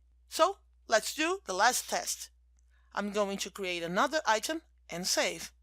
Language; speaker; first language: English; non-native, fluent; Portuguese